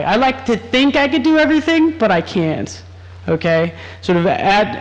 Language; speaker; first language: English; native; English